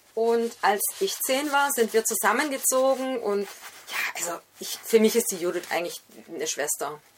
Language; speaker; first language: German; native; German